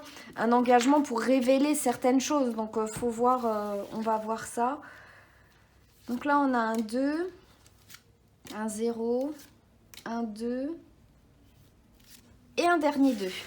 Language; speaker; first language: French; native; French